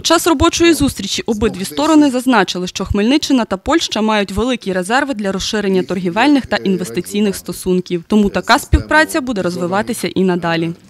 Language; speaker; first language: Ukrainian; native; Ukrainian